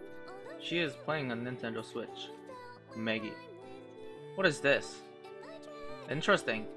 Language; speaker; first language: English; non-native, local second language; Filipino